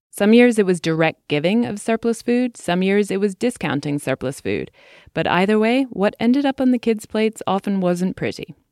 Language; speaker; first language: English; native; English